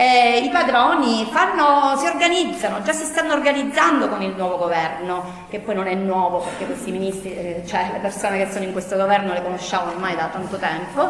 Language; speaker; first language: Italian; native; Italian